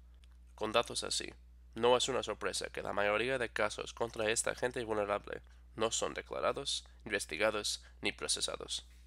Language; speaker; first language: Spanish; non-native, fluent; English